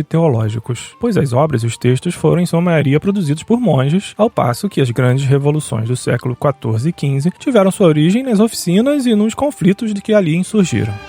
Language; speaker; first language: Portuguese; native; Portuguese